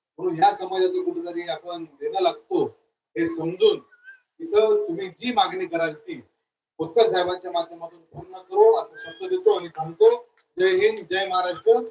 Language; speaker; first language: Marathi; non-native, local second language; Lambadi